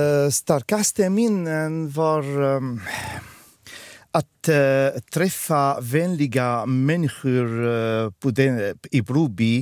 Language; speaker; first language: Swedish; non-native, fluent; Arabic